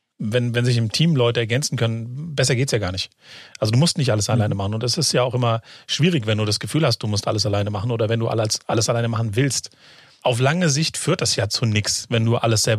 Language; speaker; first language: German; native; German